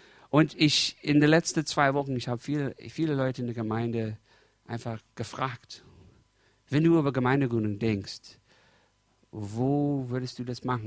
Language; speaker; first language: German; non-native, fluent; English